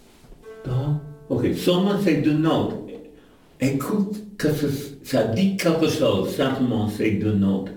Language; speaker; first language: French; non-native, fluent; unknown